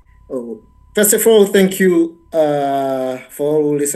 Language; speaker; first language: English; non-native, local second language; Swahili